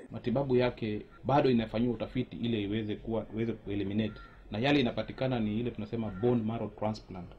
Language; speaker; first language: Swahili; native; Swahili